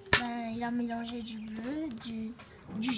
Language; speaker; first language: French; native; French